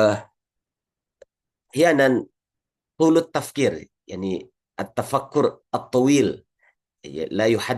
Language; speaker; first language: Arabic; non-native, learner; Indonesian